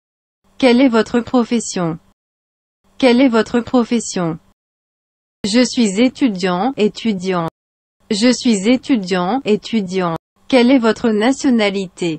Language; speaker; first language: French; non-native, fluent; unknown